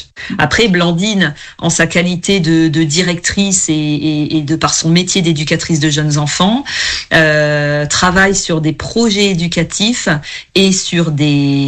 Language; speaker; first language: French; native; French